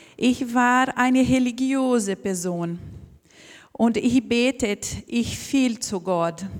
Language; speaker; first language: German; non-native, fluent; Portuguese